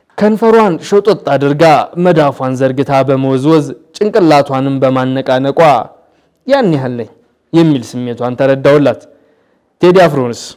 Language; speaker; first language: Amharic; native; Amharic